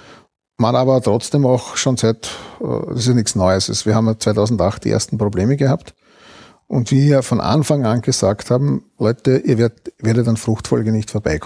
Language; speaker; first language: German; native; German